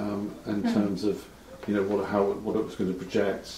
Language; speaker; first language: English; native; English